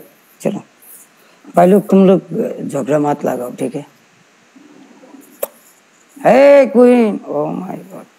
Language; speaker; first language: Hindi; non-native, learner; Bangla